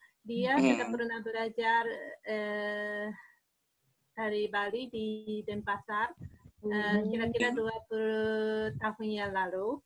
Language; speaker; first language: Indonesian; non-native, learner; Japanese